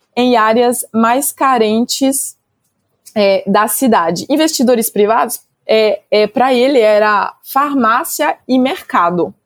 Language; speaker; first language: Portuguese; non-native, fluent; French